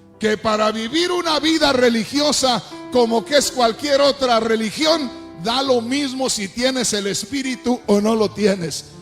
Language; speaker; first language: Spanish; native; Spanish